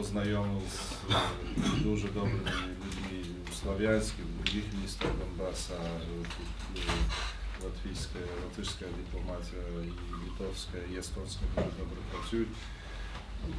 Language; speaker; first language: Ukrainian; non-native, fluent; Polish